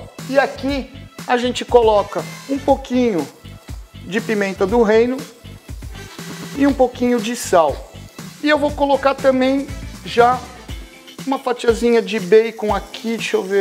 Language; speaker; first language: Portuguese; native; Portuguese